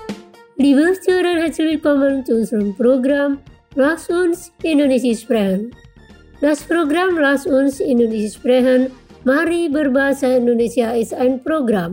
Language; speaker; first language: German; non-native, fluent; Indonesian